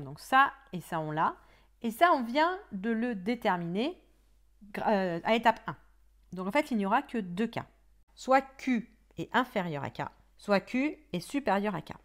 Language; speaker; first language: French; native; French